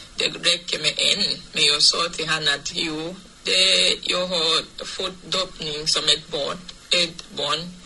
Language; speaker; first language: Swedish; non-native, fluent; English